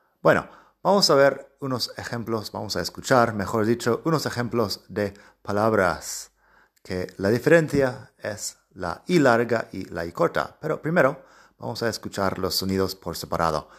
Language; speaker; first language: Spanish; non-native, fluent; English